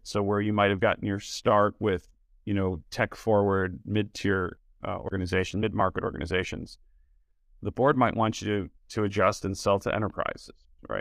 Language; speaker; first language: English; native; English